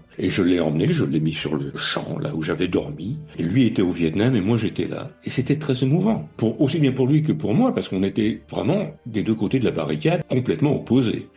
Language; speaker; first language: French; native; French